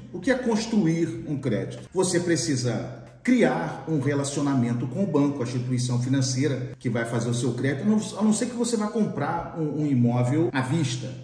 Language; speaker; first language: Portuguese; native; Portuguese